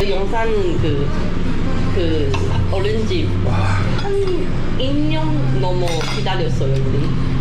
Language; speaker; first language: Korean; non-native, learner; Chinese